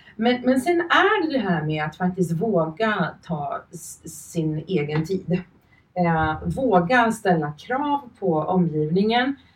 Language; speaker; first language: Swedish; early bilingual, other home language; Finnish